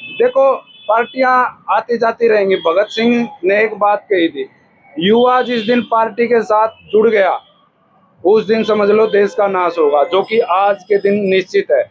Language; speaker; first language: Hindi; native; Hindi